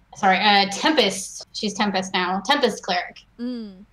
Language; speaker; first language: English; native; English